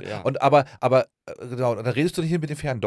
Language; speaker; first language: German; native; German